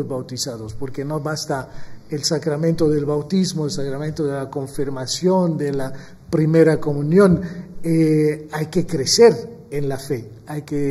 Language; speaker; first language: Spanish; non-native, fluent; Maltese